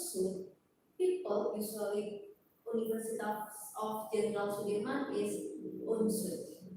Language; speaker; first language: English; non-native, learner; Indonesian